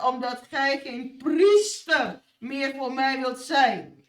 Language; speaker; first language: Dutch; non-native, fluent; Indonesian